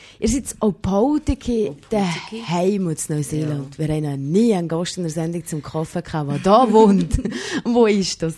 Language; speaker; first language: German; native; German